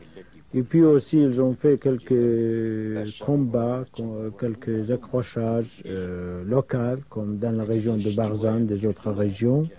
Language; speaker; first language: French; non-native, fluent; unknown